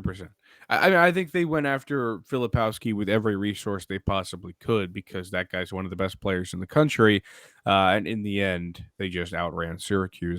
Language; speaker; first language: English; native; English